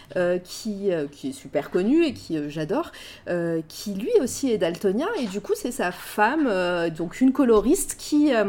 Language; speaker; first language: French; native; French